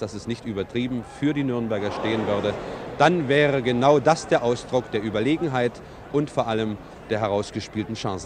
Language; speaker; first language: German; native; German